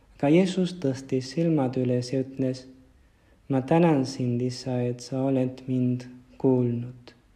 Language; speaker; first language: Estonian; non-native, fluent; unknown